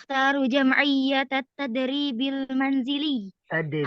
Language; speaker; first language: Arabic; non-native, learner; Indonesian